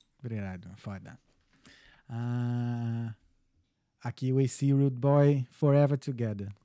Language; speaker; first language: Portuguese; native; Portuguese